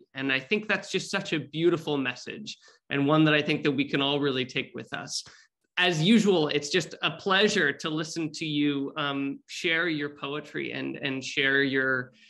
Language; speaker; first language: English; native; English